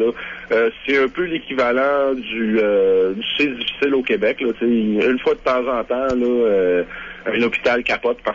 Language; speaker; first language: French; native; French